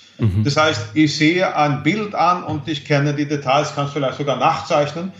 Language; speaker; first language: German; non-native, fluent; Swedish